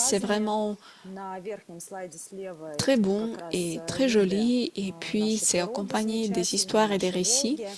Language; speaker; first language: French; non-native, fluent; Russian